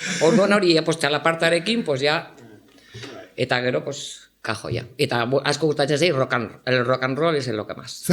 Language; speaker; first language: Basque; non-native, local second language; Spanish